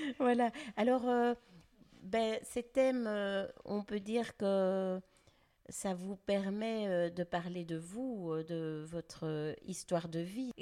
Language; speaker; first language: French; native; French